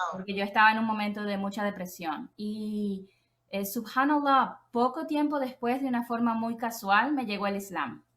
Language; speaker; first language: Spanish; native; Spanish